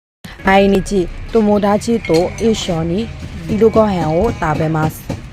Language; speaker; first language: Japanese; non-native, learner; Burmese